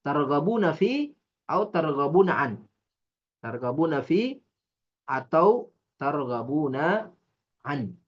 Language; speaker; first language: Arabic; non-native, fluent; Indonesian